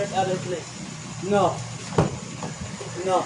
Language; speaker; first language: English; non-native, learner; Cebuano